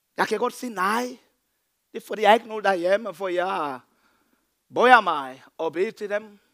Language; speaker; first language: Danish; non-native, fluent; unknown